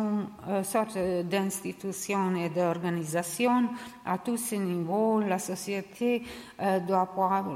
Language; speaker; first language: French; non-native, learner; Serbian